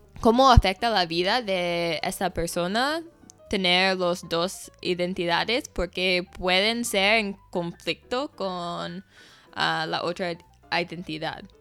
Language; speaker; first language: Spanish; non-native, fluent; English